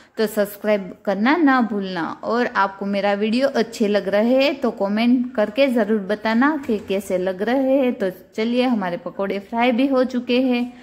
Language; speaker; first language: Hindi; non-native, local second language; Gujarati